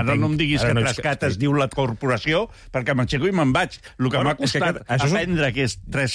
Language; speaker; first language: Catalan; native; Catalan